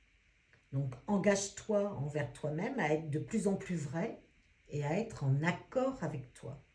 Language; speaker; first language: French; native; French